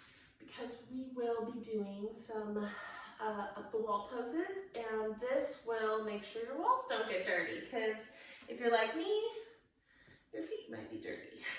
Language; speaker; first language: English; native; English